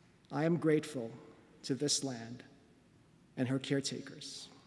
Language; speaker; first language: English; non-native, local second language; Filipino